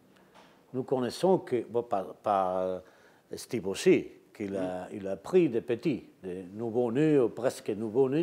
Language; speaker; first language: French; non-native, fluent; Spanish